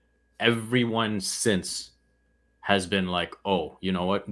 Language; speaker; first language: English; native; English